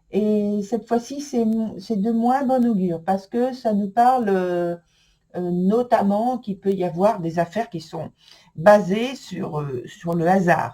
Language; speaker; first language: French; native; French